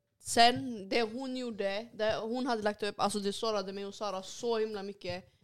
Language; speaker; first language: Swedish; early bilingual, other home language; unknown